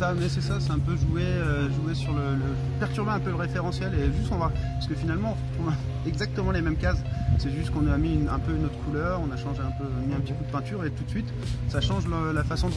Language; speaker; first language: French; native; French